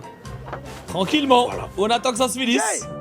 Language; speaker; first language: French; native; French